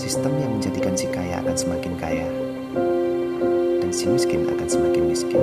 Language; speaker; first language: Indonesian; native; Indonesian